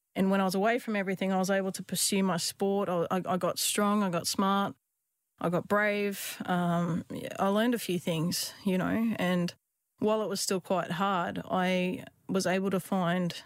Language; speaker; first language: English; native; English